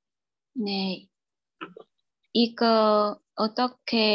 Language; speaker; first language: Korean; non-native, learner; Vietnamese